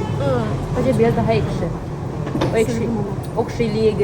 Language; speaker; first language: Turkish; non-native, fluent; Albanian